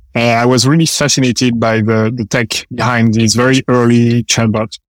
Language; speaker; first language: English; non-native, fluent; French